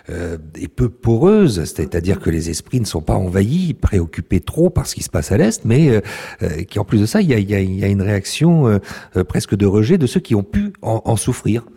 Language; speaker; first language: French; native; French